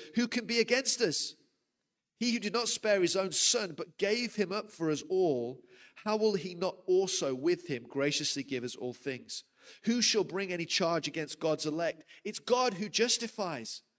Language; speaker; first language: English; native; English